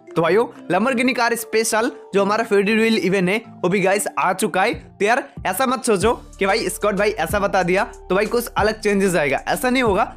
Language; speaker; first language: Hindi; non-native, local second language; Bangla